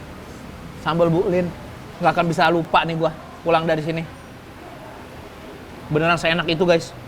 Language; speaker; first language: Indonesian; native; Indonesian